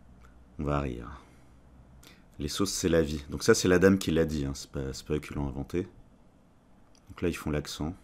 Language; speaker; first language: French; native; French